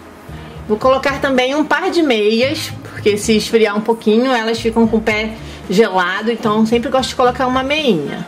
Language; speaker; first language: Portuguese; native; Portuguese